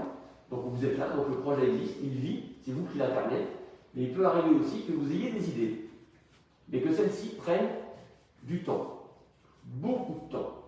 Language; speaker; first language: French; native; French